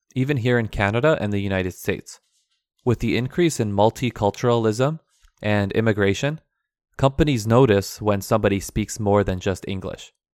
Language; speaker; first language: English; early bilingual, other home language; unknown